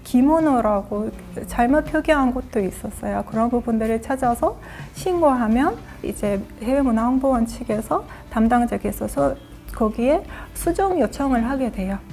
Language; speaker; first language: Korean; non-native, fluent; Azerbaijani